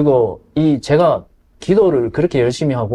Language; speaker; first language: Korean; native; Korean